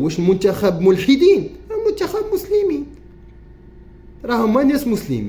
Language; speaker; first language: Arabic; native; Arabic